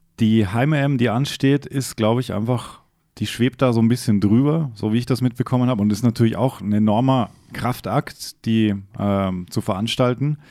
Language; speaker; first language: German; native; German